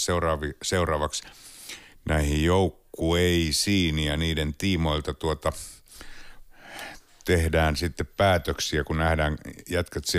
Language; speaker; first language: Finnish; native; Finnish